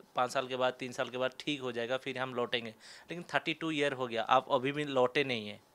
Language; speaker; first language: Hindi; non-native, local second language; Odia